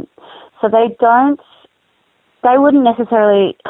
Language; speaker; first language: English; native; English